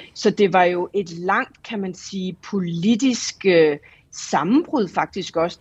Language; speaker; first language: Danish; native; Danish